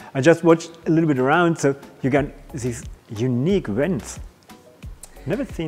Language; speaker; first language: English; non-native, fluent; German